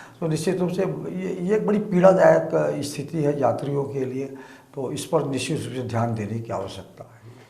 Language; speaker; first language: Hindi; native; Hindi